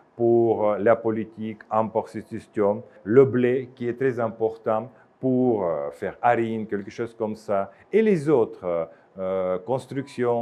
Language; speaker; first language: French; non-native, fluent; Russian